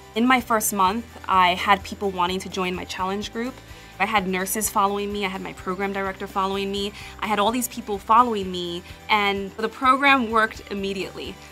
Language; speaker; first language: English; native; English